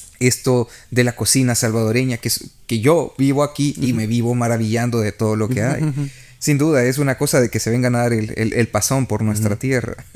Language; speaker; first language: Spanish; native; Spanish